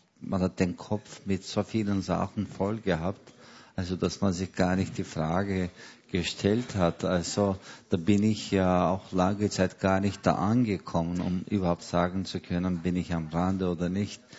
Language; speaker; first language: German; non-native, fluent; Kurdish